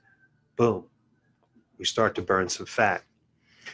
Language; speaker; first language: English; native; English